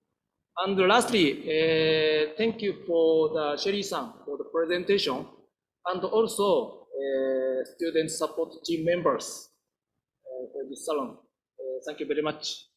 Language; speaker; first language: English; non-native, fluent; Japanese